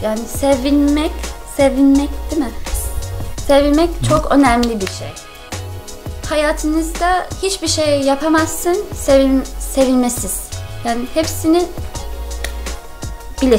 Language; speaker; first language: Turkish; non-native, learner; English